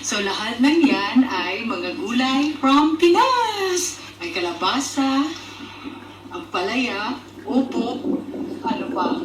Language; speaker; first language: Filipino; native; Filipino